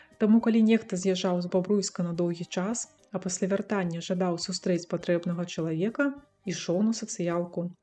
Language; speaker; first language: Belarusian; native; Belarusian